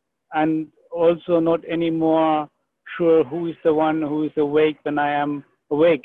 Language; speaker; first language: English; non-native, local second language; Sinhala